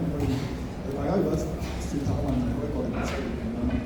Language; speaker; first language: Cantonese; native; Cantonese